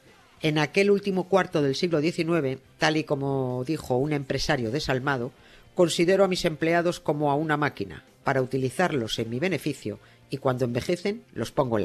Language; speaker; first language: Spanish; native; Spanish